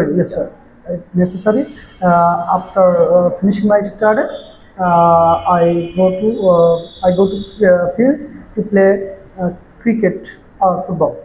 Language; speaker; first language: English; non-native, learner; Bangla